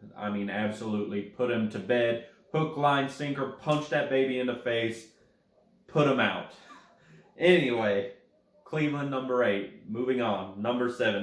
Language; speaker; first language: English; native; English